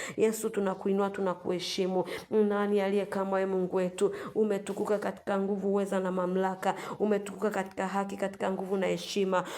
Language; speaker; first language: Swahili; native; Swahili